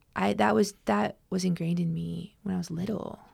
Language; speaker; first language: English; native; English